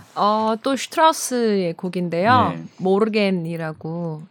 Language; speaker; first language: Korean; native; Korean